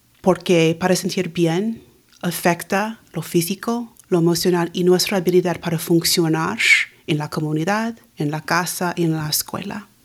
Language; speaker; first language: Spanish; early bilingual, heritage; Spanish